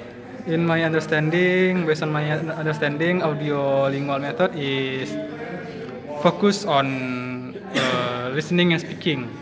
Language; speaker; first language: English; non-native, learner; Indonesian